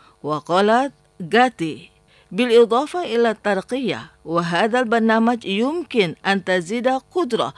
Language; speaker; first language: Arabic; non-native, fluent; Indonesian